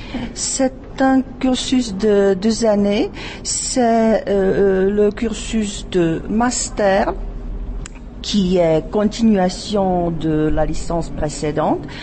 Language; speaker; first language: French; non-native, fluent; Czech